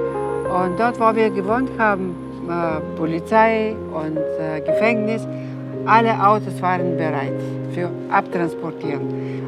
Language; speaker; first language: German; non-native, fluent; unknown